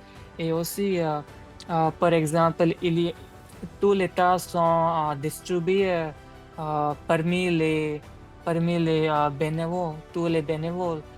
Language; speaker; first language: French; non-native, learner; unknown